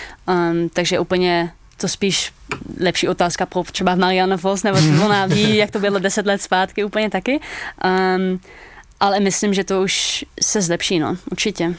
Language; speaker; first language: Czech; early bilingual, heritage; Dutch